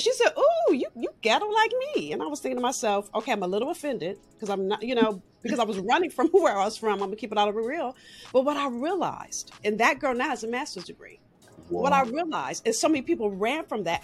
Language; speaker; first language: English; native; English